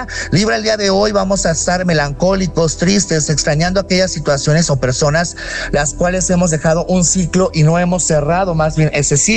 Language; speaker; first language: Spanish; native; Spanish